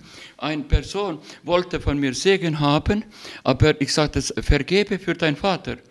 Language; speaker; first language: German; non-native, learner; Russian